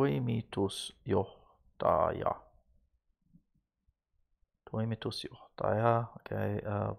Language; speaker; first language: Finnish; non-native, learner; English